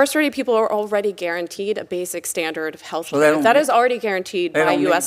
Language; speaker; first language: English; native; English